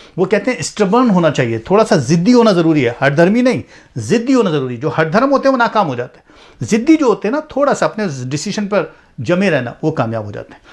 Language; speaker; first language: Urdu; native; Urdu